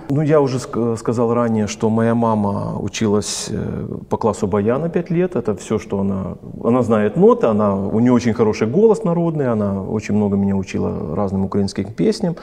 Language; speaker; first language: Russian; non-native, local second language; Ukrainian